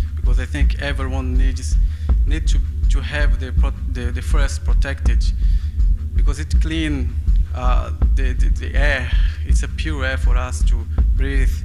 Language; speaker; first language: English; non-native, fluent; Portuguese